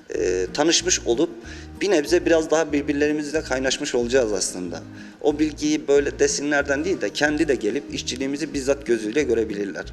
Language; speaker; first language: Turkish; native; Turkish